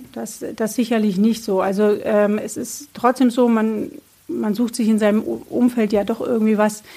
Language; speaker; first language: German; native; German